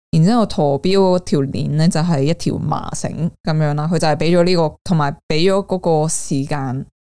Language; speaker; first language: Cantonese; native; Cantonese